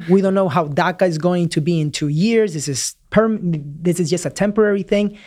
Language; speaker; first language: English; early bilingual, other home language; Spanish